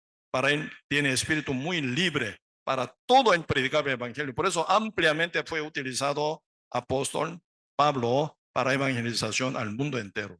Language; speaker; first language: Spanish; non-native, learner; Korean